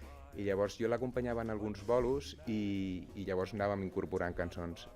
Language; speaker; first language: Catalan; native; Catalan